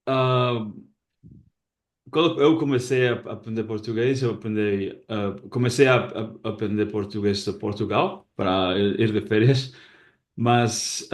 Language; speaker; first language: Portuguese; non-native, fluent; Basque